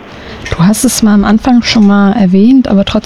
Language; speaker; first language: German; native; German